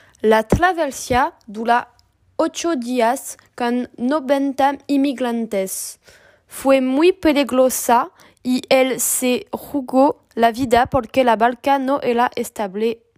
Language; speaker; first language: Spanish; non-native, learner; French